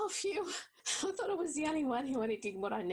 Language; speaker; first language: English; native; English